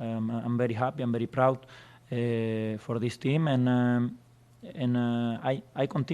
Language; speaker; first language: English; non-native, fluent; Spanish